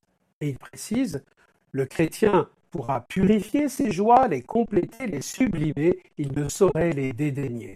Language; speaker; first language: French; native; French